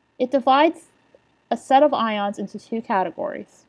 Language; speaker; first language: English; native; English